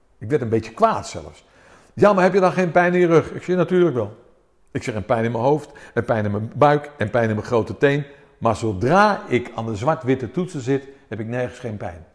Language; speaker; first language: Dutch; early bilingual, other home language; Armenian